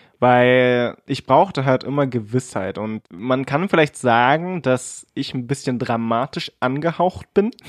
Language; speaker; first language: German; early bilingual, other home language; Vietnamese